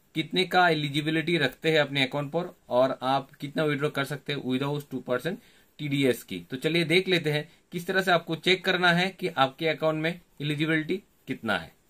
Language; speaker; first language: Hindi; non-native, local second language; Bangla